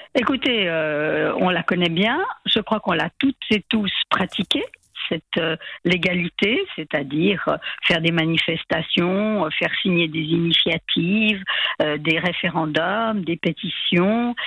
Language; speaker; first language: French; native; French